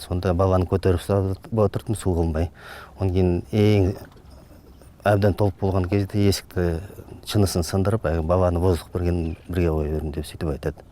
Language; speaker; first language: Kazakh; native; Kazakh